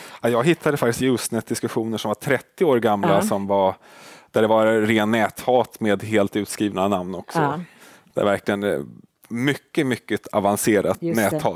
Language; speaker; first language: Swedish; native; Swedish